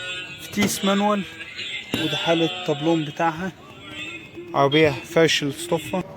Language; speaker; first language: Arabic; native; Arabic